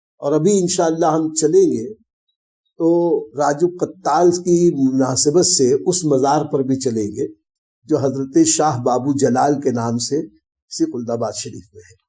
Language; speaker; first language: Urdu; native; Urdu